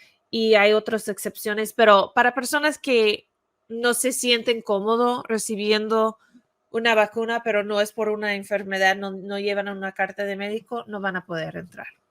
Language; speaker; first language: Spanish; non-native, fluent; English